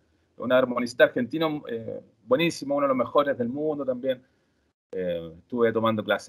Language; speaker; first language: Spanish; native; Spanish